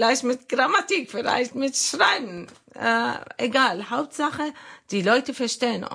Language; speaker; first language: German; non-native, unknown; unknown